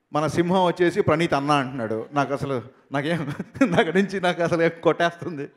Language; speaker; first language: Telugu; native; Telugu